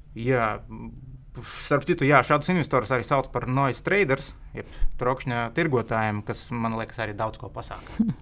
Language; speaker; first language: Latvian; non-native, local second language; Russian